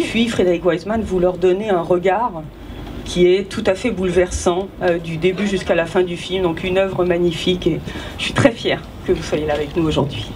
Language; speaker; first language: French; native; French